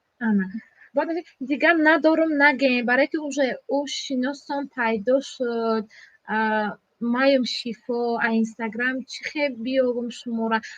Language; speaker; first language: Tajik; native; Tajik